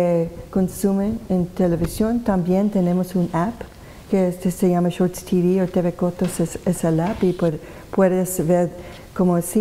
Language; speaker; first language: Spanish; non-native, learner; English